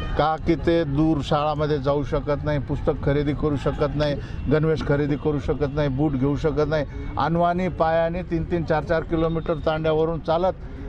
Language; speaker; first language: Marathi; non-native, local second language; Lambadi